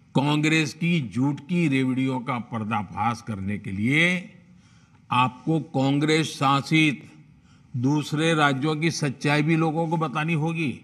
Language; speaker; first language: Hindi; non-native, local second language; Gujarati